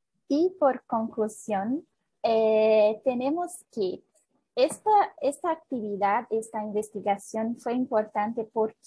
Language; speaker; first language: Spanish; non-native, fluent; Portuguese